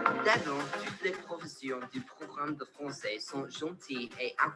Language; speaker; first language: French; non-native, learner; English